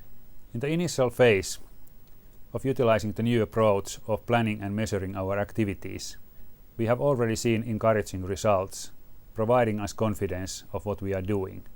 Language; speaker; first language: English; non-native, fluent; Finnish